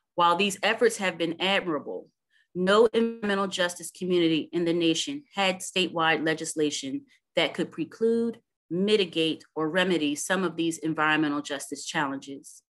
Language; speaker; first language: English; native; English